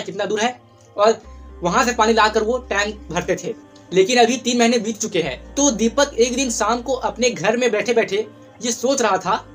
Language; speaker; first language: Hindi; native; Hindi